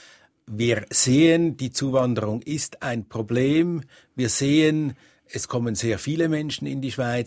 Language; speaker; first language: German; native; German